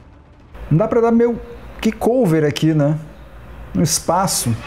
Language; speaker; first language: Portuguese; native; Portuguese